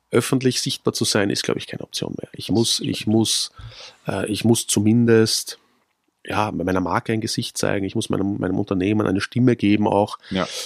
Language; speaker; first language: German; native; German